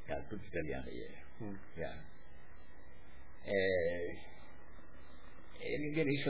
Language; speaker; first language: Italian; non-native, local second language; Friulian